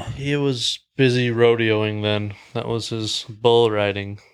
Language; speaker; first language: English; native; English